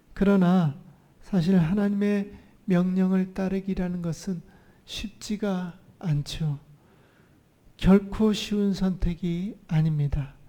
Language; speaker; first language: Korean; native; Korean